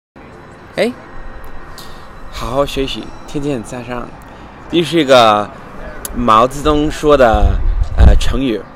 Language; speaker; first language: Chinese; non-native, fluent; English